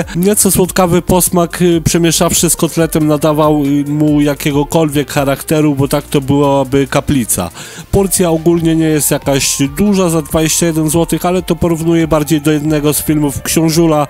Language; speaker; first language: Polish; native; Polish